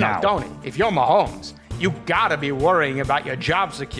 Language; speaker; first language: English; native; English